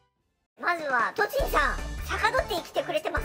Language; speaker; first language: Japanese; native; Japanese